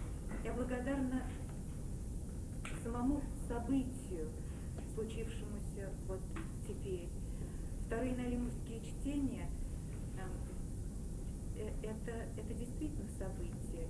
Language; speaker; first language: Russian; native; Russian